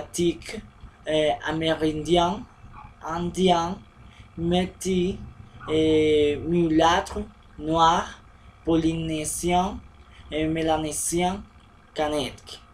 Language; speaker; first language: French; non-native, learner; Spanish